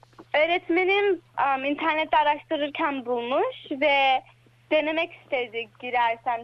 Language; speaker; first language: Turkish; early bilingual, heritage; Turkish